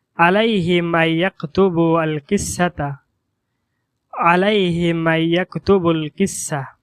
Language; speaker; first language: Arabic; non-native, fluent; Bangla